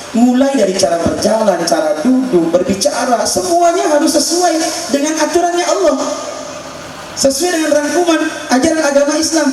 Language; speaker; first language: Indonesian; non-native, local second language; Buginese